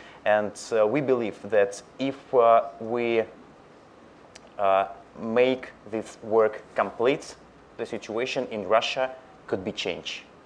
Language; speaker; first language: English; non-native, learner; Russian